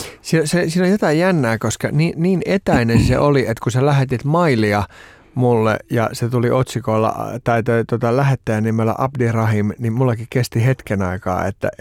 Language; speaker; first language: Finnish; native; Finnish